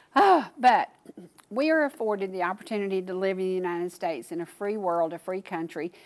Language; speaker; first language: English; native; English